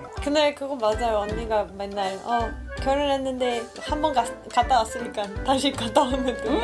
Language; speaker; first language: Korean; non-native, fluent; Spanish